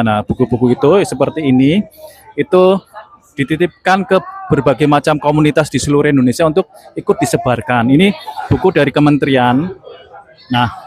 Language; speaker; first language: Indonesian; native; Indonesian